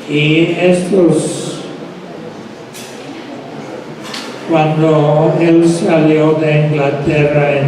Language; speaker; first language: Spanish; non-native, fluent; English